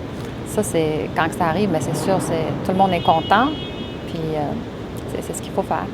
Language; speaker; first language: French; early bilingual, other home language; Arabic